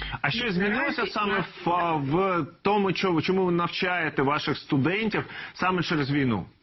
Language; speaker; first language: Ukrainian; native; Ukrainian